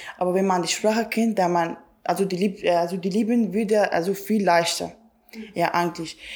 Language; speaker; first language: German; non-native, learner; Kurdish